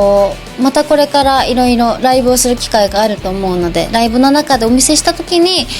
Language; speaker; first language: Japanese; native; Japanese